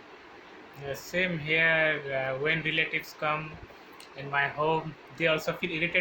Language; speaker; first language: English; non-native, learner; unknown